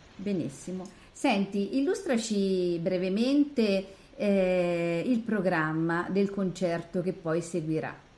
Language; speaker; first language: Italian; native; Italian